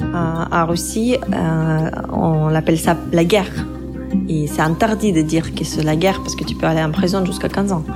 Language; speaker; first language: French; non-native, fluent; Russian